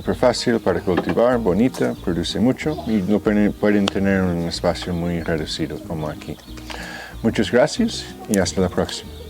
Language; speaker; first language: Spanish; non-native, fluent; English